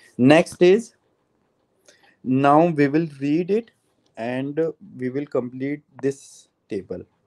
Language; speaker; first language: English; non-native, local second language; Hindi